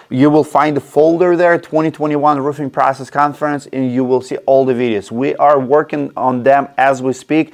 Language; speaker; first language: English; non-native, fluent; Russian